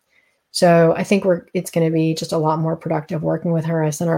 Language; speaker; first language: English; native; English